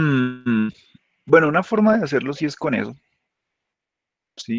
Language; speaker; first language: Spanish; native; Spanish